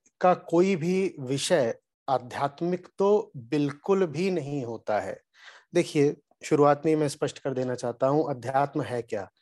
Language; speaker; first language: Hindi; native; Hindi